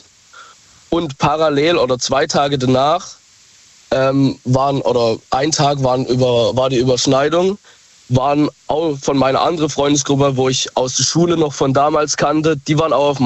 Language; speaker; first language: German; native; German